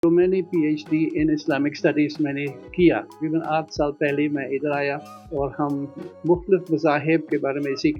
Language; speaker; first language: Hindi; non-native, fluent; Dutch